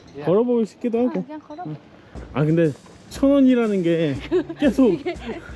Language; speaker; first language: Korean; native; Korean